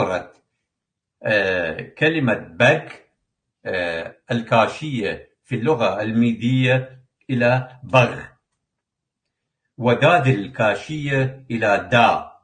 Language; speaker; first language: Arabic; non-native, local second language; Kurdish